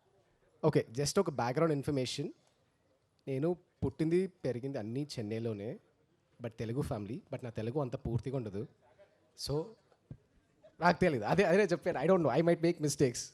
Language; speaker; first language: Telugu; early bilingual, heritage; Telugu